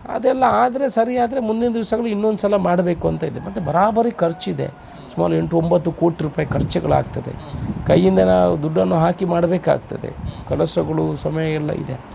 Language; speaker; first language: Kannada; non-native, local second language; Tulu